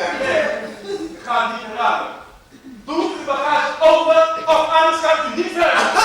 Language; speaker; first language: Dutch; non-native, local second language; Papiamento